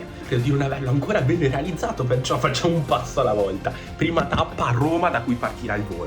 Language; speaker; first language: Italian; native; Italian